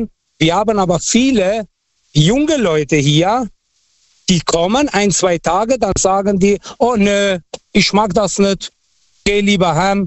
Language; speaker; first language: German; non-native, fluent; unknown